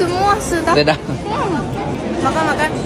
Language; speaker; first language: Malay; non-native, learner; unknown